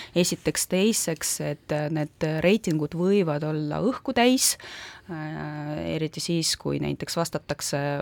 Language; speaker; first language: Estonian; non-native, local second language; Russian